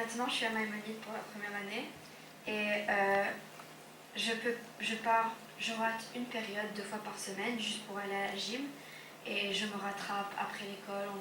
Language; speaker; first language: French; non-native, local second language; English